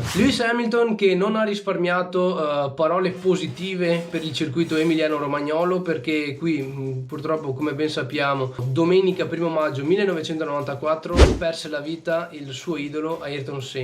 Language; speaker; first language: Italian; native; Italian